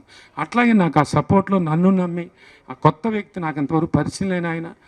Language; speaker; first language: Telugu; native; Telugu